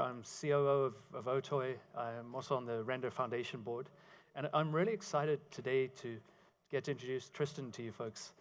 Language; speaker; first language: English; native; English